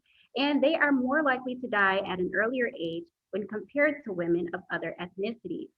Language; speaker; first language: English; native; English